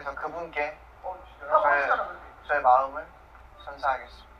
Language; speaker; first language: Korean; native; Korean